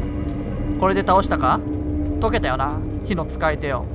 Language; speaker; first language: Japanese; native; Japanese